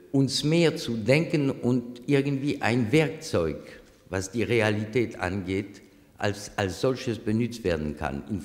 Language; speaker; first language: German; non-native, fluent; French